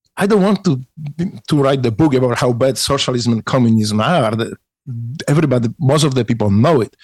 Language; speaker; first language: English; non-native, fluent; Polish